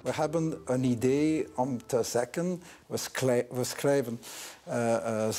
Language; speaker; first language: Dutch; non-native, local second language; French